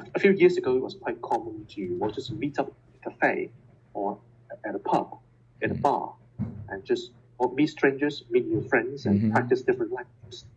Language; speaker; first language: English; non-native, local second language; Cantonese